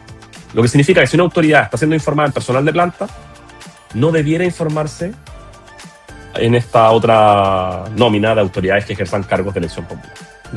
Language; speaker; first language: Spanish; native; Spanish